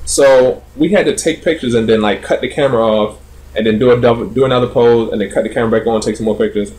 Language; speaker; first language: English; native; English